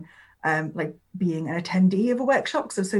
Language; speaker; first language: English; non-native, local second language; Urdu